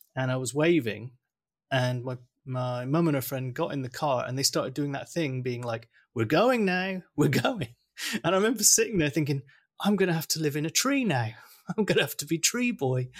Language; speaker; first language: English; early bilingual, other home language; German